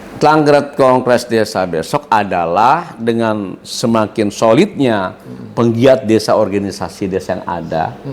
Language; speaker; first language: Indonesian; non-native, local second language; Sundanese